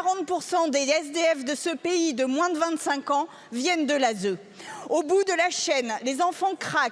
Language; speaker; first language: French; native; French